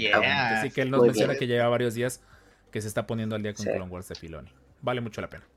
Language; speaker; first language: Spanish; native; Spanish